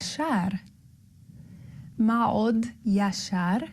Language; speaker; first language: Hebrew; non-native, learner; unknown